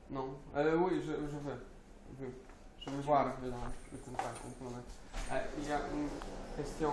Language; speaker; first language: French; non-native, learner; Polish